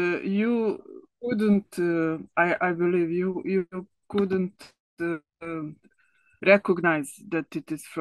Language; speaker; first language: English; non-native, learner; Serbian